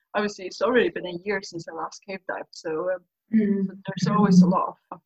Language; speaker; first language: English; non-native, fluent; Faroese